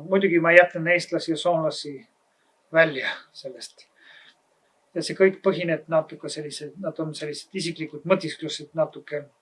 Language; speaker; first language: Estonian; non-native, fluent; Bulgarian